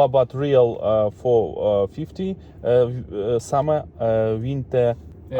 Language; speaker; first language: English; non-native, learner; Ukrainian